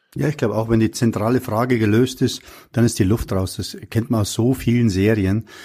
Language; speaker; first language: German; native; German